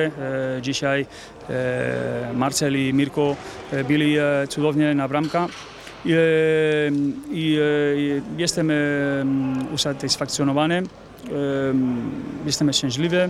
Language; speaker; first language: Polish; non-native, learner; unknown